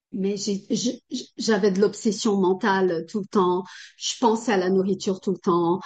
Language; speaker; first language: French; non-native, fluent; Portuguese